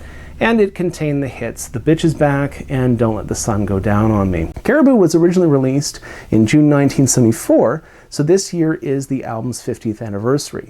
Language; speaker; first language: English; native; English